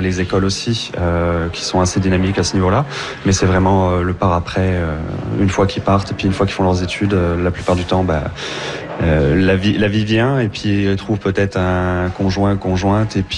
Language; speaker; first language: French; native; French